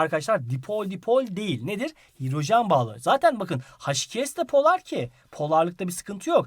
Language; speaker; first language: Turkish; native; Turkish